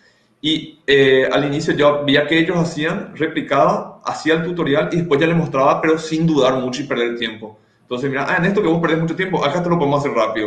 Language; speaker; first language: Spanish; native; Spanish